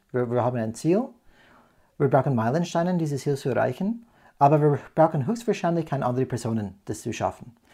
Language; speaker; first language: German; non-native, fluent; English